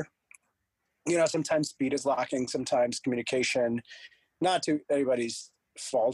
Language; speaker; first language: English; non-native, local second language; Punjabi